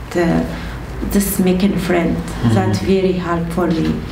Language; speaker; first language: English; non-native, learner; Arabic